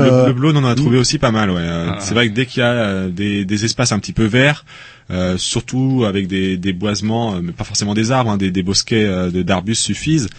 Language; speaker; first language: French; native; French